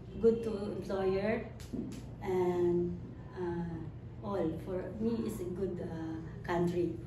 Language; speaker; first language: English; non-native, learner; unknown